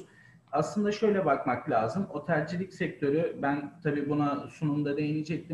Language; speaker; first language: Turkish; native; Turkish